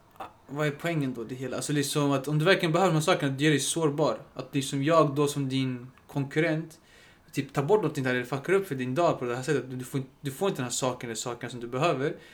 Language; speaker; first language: Swedish; early bilingual, other home language; Spanish